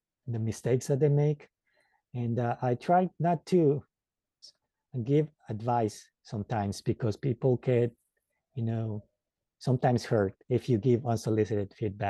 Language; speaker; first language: English; non-native, fluent; Spanish